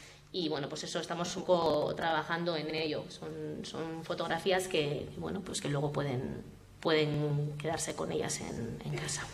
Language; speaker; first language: Spanish; native; Spanish